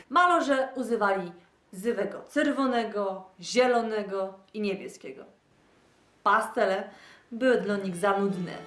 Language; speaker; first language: Polish; native; Polish